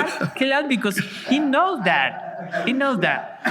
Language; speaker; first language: English; non-native, learner; Spanish